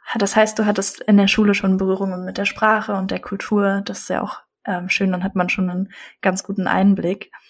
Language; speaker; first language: German; native; German